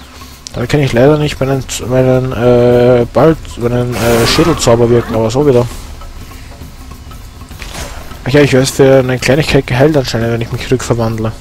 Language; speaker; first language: German; native; German